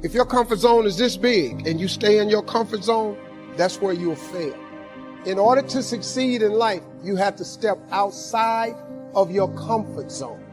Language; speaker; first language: English; native; English